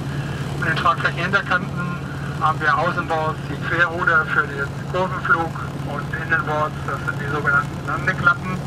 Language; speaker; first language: German; native; German